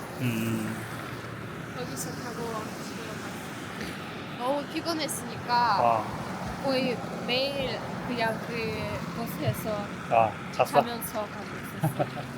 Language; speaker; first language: Korean; non-native, learner; Russian